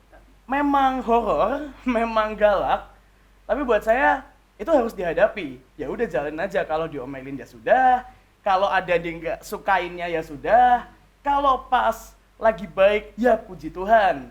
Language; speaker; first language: Indonesian; native; Indonesian